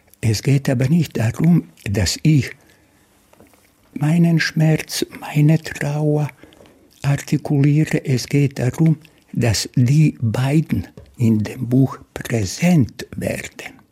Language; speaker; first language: German; non-native, fluent; Bosnian